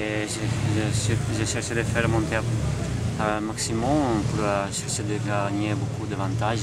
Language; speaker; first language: French; non-native, learner; Italian